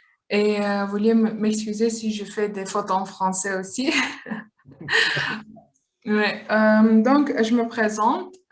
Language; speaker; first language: French; non-native, learner; Kurdish